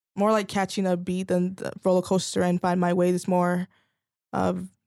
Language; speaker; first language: English; native; English